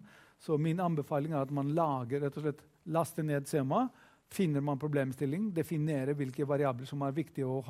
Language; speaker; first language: Norwegian; non-native, fluent; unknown